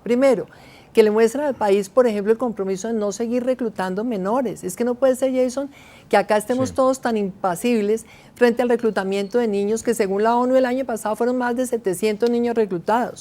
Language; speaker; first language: Spanish; native; Spanish